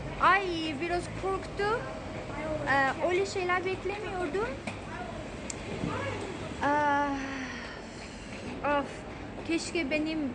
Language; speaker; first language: Turkish; non-native, fluent; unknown